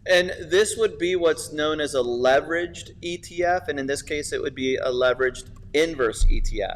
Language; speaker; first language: English; native; English